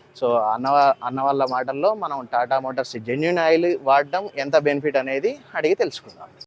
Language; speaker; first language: Telugu; native; Telugu